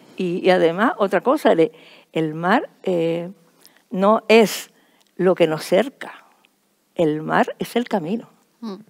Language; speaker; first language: Spanish; native; Spanish